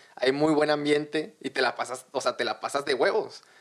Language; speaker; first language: Spanish; native; Spanish